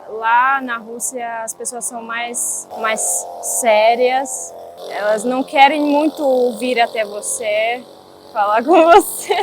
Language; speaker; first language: Portuguese; non-native, fluent; Russian